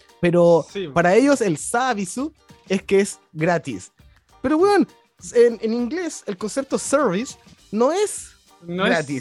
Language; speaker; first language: Spanish; native; Spanish